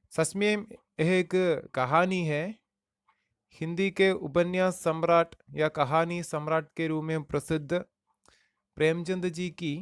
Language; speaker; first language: Hindi; non-native, local second language; Malayalam